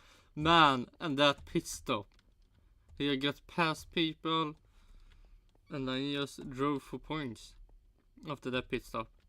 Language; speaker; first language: English; non-native, fluent; Swedish